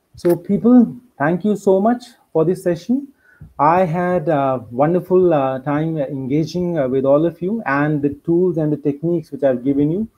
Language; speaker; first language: English; non-native, local second language; Hindi